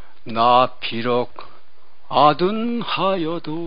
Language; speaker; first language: Korean; native; Korean